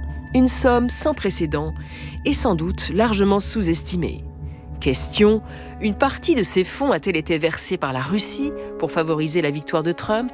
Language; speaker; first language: French; native; French